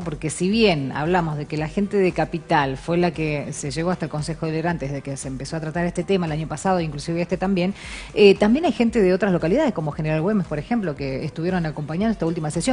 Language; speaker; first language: Spanish; native; Spanish